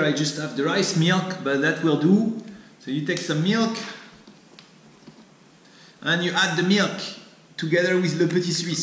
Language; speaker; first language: English; non-native, fluent; French